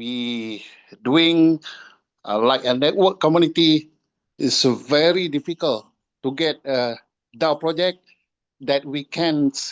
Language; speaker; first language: English; non-native, fluent; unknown